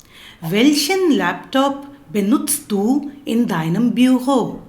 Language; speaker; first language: German; non-native, fluent; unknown